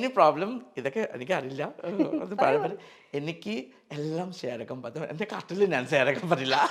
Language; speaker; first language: Malayalam; non-native, fluent; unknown